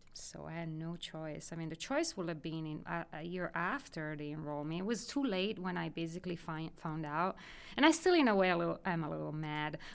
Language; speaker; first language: English; non-native, fluent; Italian